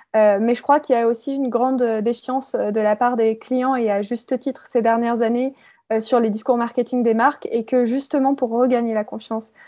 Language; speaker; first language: French; native; French